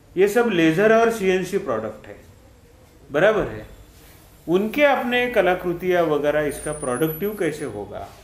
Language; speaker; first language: Hindi; non-native, local second language; Marathi